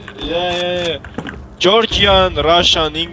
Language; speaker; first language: English; non-native, learner; Georgian